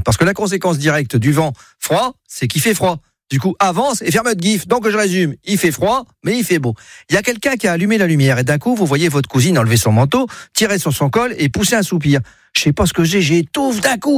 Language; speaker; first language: French; native; French